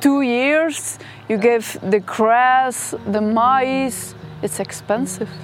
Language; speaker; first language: English; non-native, learner; Dutch